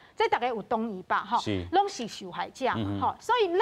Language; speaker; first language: Min Nan Chinese; native; Min Nan Chinese